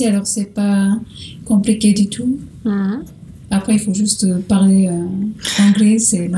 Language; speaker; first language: French; non-native, learner; Portuguese